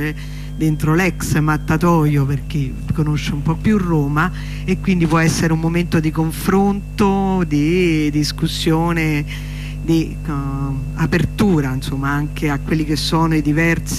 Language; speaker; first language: Italian; native; Italian